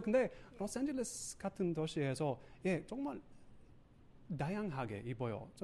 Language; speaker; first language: Korean; non-native, learner; English